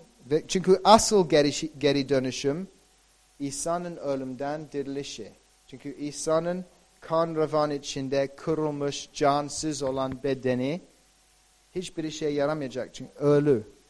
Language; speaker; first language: Turkish; non-native, fluent; English